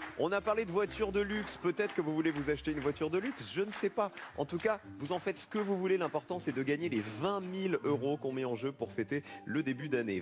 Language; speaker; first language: French; native; French